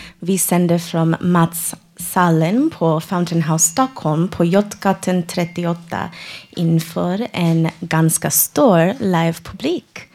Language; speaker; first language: Swedish; non-native, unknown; English